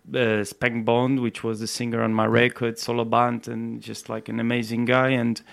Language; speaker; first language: English; non-native, fluent; Portuguese